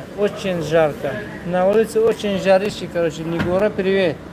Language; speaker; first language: Russian; non-native, local second language; Tajik